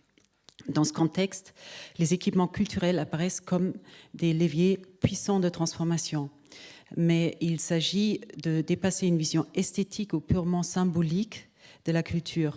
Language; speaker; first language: French; native; French